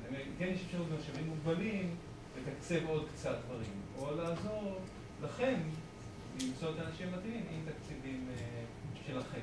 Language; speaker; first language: Hebrew; native; Hebrew